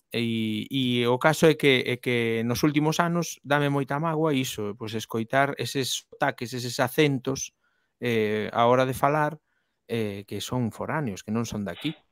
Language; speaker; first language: Galician; native; Galician